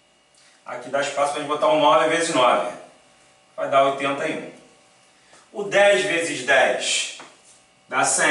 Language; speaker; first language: Portuguese; native; Portuguese